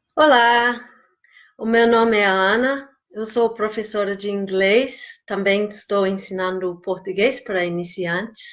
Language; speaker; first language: Portuguese; non-native, fluent; English